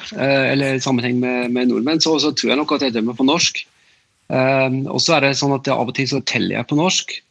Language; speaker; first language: Norwegian; non-native, fluent; German